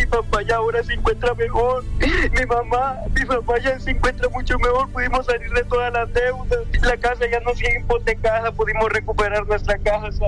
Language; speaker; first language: Spanish; native; Spanish